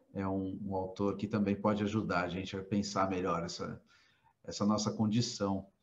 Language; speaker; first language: Portuguese; native; Portuguese